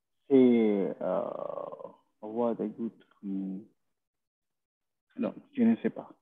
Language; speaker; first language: French; non-native, learner; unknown